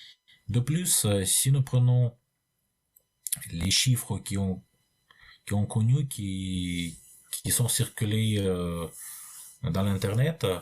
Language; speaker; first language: French; non-native, fluent; Russian